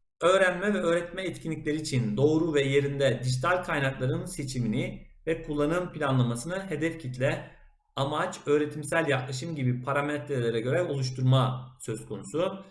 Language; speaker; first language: Turkish; native; Turkish